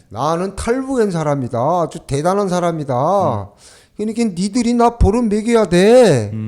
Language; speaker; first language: Korean; native; Korean